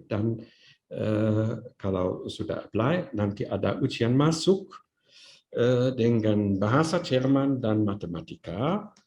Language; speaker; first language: Indonesian; non-native, fluent; German